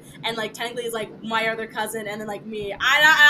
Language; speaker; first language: English; early bilingual, other home language; French